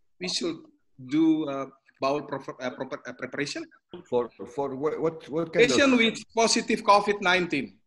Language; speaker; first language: English; non-native, learner; Indonesian